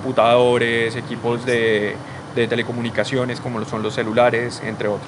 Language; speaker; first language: Spanish; native; Spanish